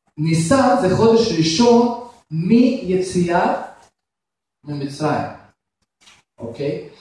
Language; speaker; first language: Hebrew; non-native, fluent; Russian